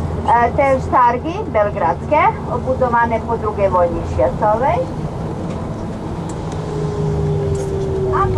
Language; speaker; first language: Polish; non-native, learner; Serbian